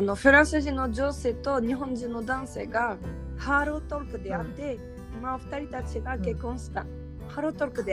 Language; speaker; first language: Japanese; non-native, learner; French